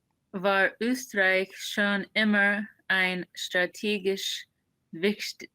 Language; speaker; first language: German; non-native, learner; English